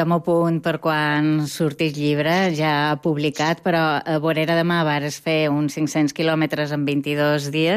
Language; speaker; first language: Catalan; native; Catalan